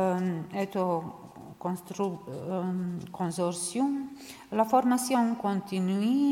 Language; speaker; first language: French; non-native, learner; Serbian